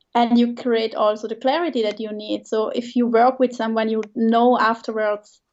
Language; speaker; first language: English; non-native, fluent; Swiss German